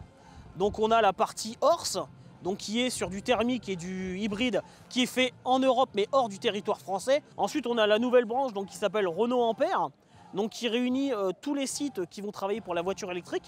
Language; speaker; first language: French; native; French